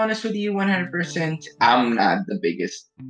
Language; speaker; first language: English; non-native, fluent; Arabic